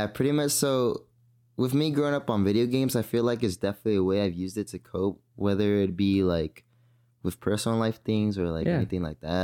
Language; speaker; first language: English; native; English